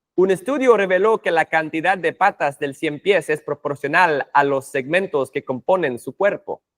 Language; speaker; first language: Spanish; non-native, fluent; English